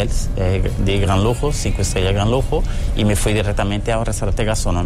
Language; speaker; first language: Spanish; early bilingual, heritage; Portuguese